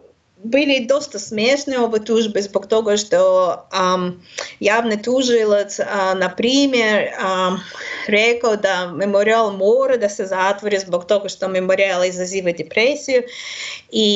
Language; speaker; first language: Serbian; non-native, learner; Russian